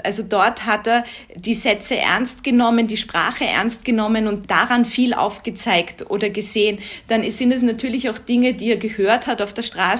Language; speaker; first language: German; native; German